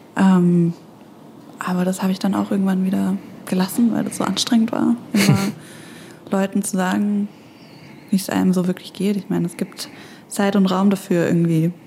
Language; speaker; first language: German; native; German